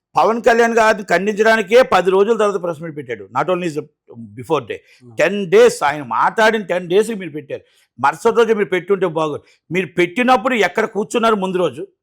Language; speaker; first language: Telugu; native; Telugu